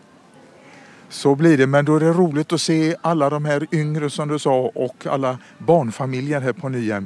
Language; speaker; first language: Swedish; native; Swedish